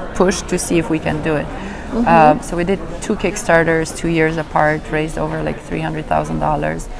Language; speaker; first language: English; non-native, fluent; Romanian